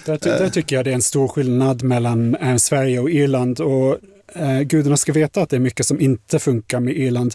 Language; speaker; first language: Swedish; non-native, fluent; English